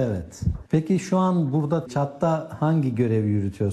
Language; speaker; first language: Turkish; native; Turkish